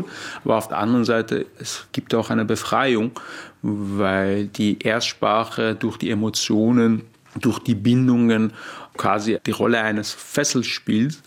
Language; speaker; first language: German; non-native, fluent; Persian